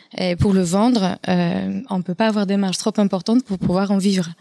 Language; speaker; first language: French; non-native, fluent; Polish